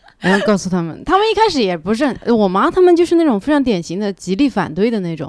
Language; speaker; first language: Chinese; native; Chinese